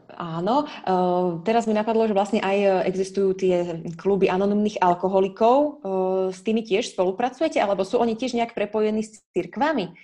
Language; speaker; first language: Slovak; native; Slovak